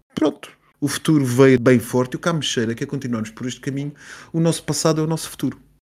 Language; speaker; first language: Portuguese; native; Portuguese